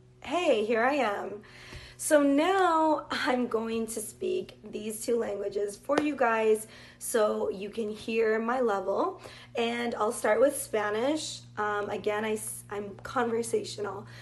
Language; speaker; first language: English; native; English